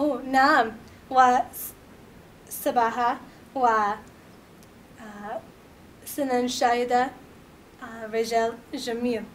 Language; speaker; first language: Arabic; non-native, learner; English